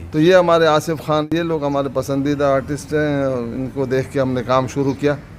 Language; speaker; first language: Urdu; non-native, local second language; Pashto